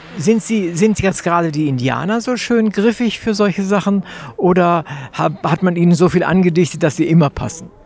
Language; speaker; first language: German; native; German